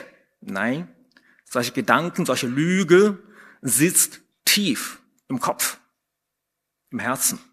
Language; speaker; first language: German; non-native, fluent; Chinese